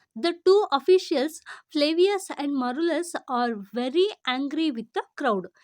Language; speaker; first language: English; non-native, local second language; Kannada